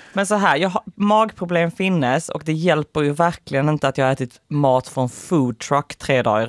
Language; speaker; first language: Swedish; native; Swedish